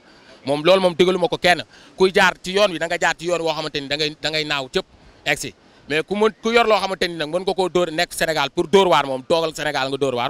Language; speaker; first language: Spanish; non-native, learner; Wolof